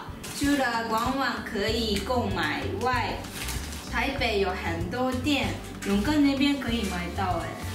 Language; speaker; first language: Chinese; non-native, fluent; Japanese